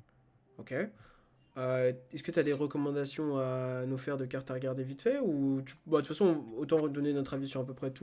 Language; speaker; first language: French; native; French